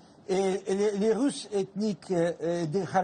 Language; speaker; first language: French; non-native, fluent; Russian